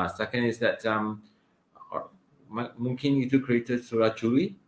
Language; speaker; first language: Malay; non-native, local second language; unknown